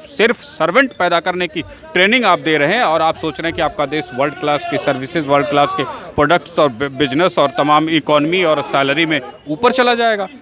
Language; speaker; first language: Hindi; native; Hindi